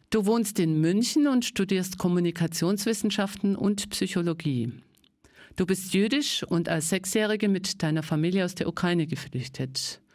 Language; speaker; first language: German; native; German